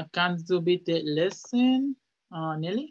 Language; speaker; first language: German; non-native, fluent; Spanish